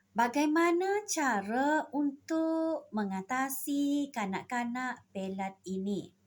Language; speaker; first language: Malay; native; Malay